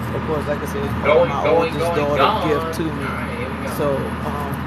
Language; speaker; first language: English; native; English